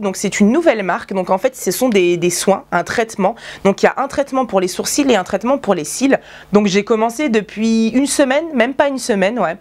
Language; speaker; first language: French; native; French